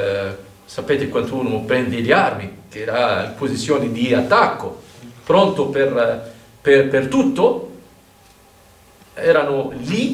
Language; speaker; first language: Italian; non-native, fluent; Arabic